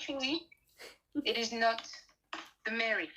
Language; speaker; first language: English; non-native, learner; French